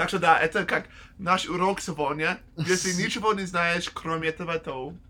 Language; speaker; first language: Russian; non-native, learner; English